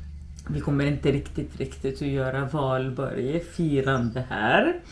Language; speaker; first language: Swedish; non-native, fluent; Arabic